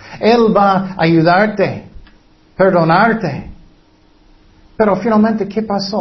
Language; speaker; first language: Spanish; non-native, fluent; English